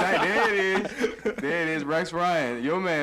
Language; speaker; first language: English; native; English